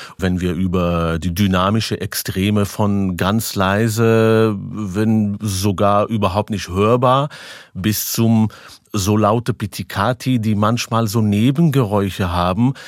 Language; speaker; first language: German; non-native, fluent; Hebrew